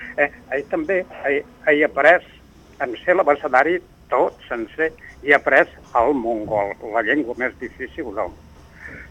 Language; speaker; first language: Catalan; non-native, local second language; Spanish